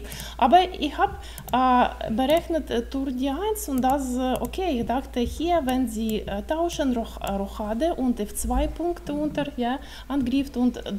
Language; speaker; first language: German; non-native, learner; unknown